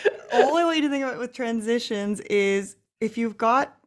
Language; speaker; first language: English; native; English